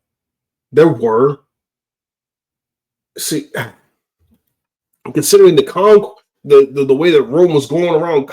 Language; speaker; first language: English; native; English